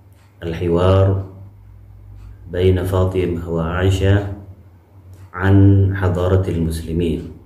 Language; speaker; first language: Arabic; non-native, fluent; Indonesian